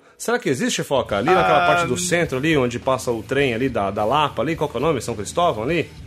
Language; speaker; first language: Portuguese; native; Portuguese